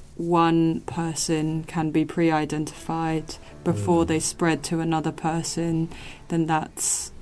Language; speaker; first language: English; non-native, local second language; Cantonese